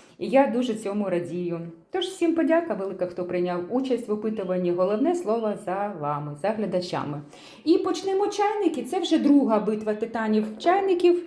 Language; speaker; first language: Ukrainian; non-native, local second language; Russian